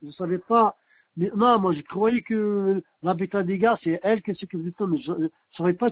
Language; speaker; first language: French; non-native, fluent; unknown